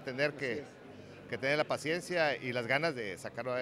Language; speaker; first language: Spanish; native; Spanish